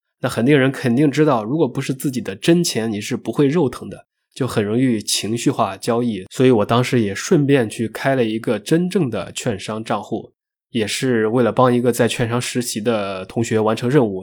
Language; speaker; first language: Chinese; native; Chinese